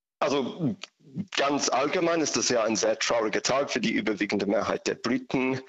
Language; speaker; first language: German; non-native, fluent; English